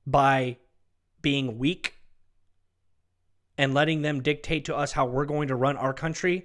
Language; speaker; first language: English; native; English